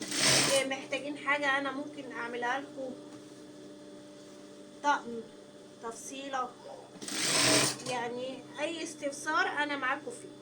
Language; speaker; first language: Arabic; native; Arabic